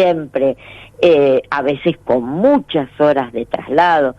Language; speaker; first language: Spanish; native; Spanish